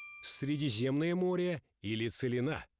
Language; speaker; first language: Russian; native; Russian